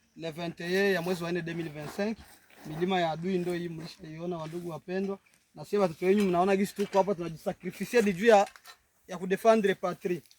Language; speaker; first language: Swahili; native; Swahili